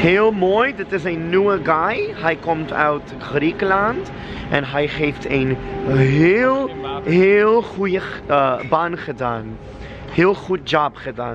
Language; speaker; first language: Dutch; non-native, learner; English